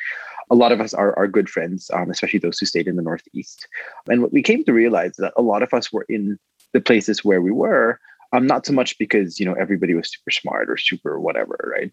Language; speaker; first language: English; non-native, local second language; Filipino